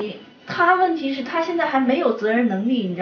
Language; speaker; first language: Chinese; native; Chinese